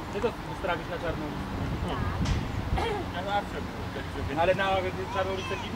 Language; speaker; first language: Polish; native; Polish